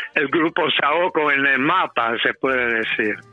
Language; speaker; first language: Spanish; non-native, fluent; English